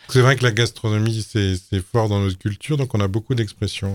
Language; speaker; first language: French; native; French